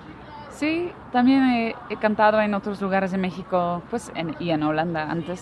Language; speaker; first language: Spanish; non-native, fluent; Dutch